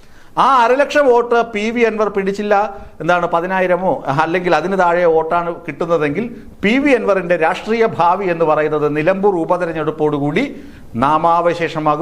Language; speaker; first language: Malayalam; native; Malayalam